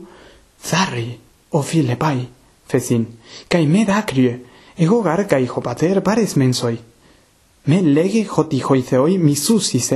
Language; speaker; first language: Greek; non-native, fluent; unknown